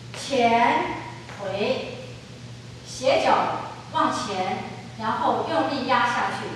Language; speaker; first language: Chinese; native; Chinese